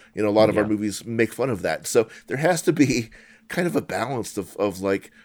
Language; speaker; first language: English; native; English